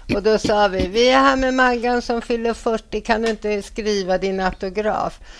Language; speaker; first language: Swedish; native; Swedish